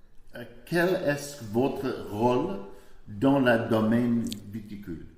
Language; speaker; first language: French; non-native, learner; English